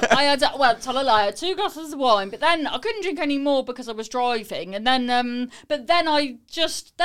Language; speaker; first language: English; native; English